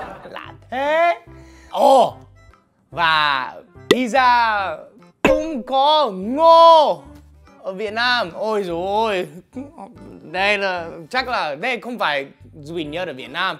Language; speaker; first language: Vietnamese; non-native, fluent; English